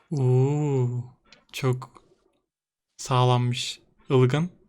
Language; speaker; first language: Turkish; native; Turkish